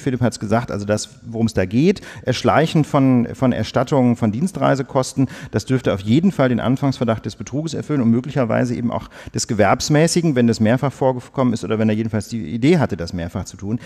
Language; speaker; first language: German; native; German